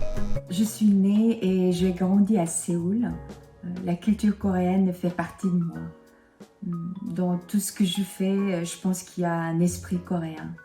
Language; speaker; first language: French; non-native, fluent; Korean